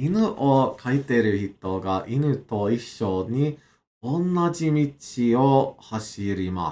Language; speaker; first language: Japanese; non-native, learner; English